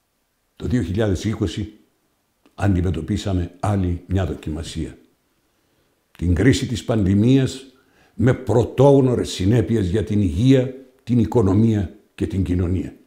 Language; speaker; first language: Greek; native; Greek